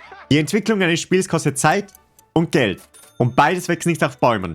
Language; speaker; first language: German; native; German